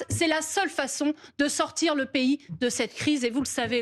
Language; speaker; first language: French; native; French